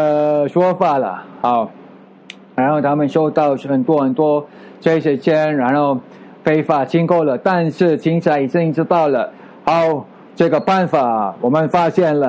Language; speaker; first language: Chinese; non-native, fluent; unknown